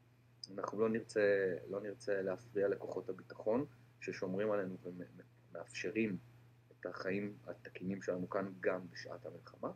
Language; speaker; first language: Hebrew; native; Hebrew